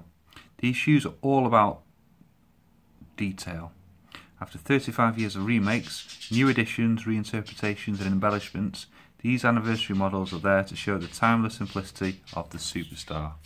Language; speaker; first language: English; native; English